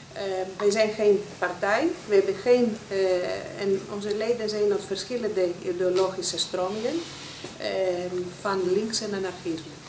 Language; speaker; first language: Dutch; non-native, fluent; Greek